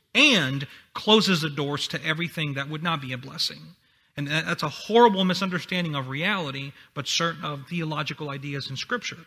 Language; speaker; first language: English; non-native, fluent; Spanish